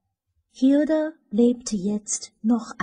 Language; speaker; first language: German; non-native, fluent; Chinese